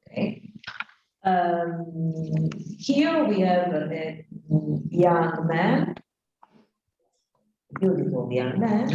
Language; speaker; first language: English; non-native, learner; Italian